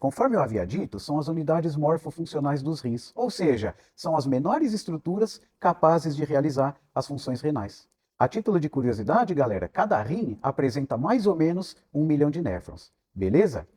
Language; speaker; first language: Portuguese; native; Portuguese